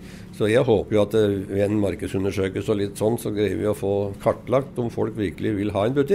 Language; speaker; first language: Norwegian; native; Norwegian